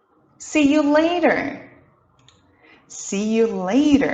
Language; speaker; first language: English; non-native, fluent; Portuguese